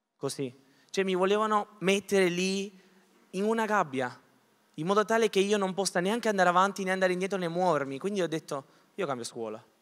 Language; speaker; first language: Italian; early bilingual, other home language; Spanish